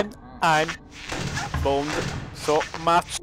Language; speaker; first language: English; non-native, learner; Italian